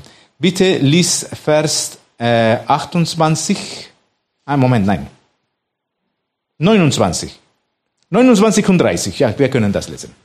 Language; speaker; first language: German; non-native, fluent; Spanish